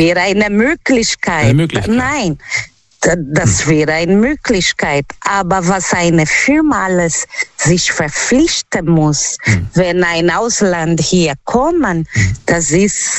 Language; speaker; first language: German; non-native, learner; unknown